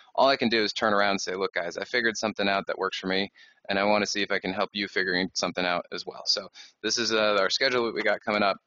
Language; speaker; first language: English; native; English